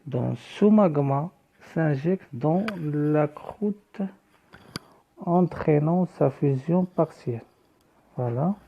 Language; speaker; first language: French; non-native, local second language; Arabic